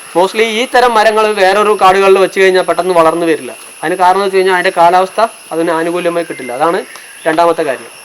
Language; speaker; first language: Malayalam; non-native, local second language; Tamil